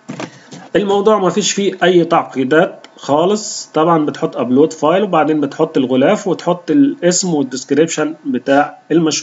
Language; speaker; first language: Arabic; native; Arabic